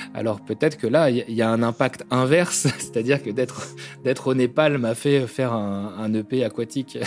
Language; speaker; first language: French; native; French